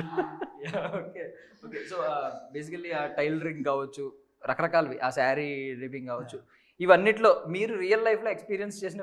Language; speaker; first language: Telugu; native; Telugu